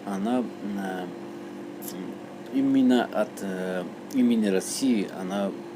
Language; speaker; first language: Russian; non-native, local second language; Tajik